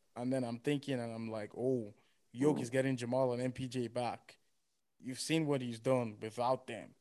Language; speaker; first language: English; non-native, local second language; Yoruba